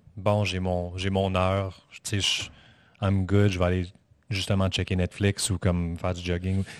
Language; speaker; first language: French; native; French